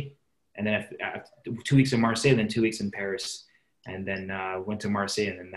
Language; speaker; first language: English; native; English